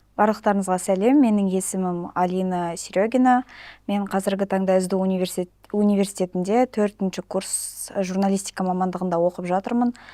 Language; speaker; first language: Kazakh; non-native, local second language; Russian